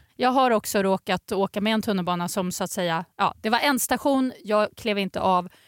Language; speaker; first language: Swedish; native; Swedish